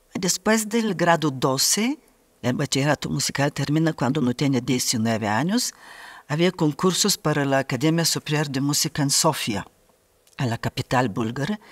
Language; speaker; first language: Spanish; non-native, fluent; Bulgarian